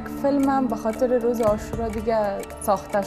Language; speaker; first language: Persian; native; Persian